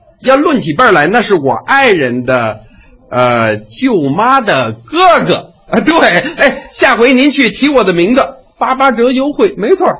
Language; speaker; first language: Chinese; non-native, fluent; English